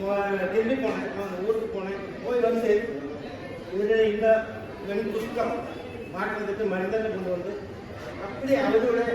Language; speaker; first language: Tamil; non-native, learner; Malayalam